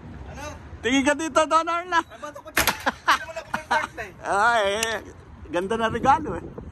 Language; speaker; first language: Filipino; native; Filipino